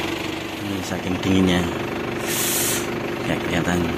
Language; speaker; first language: Indonesian; native; Indonesian